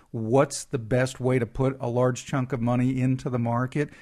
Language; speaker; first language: English; native; English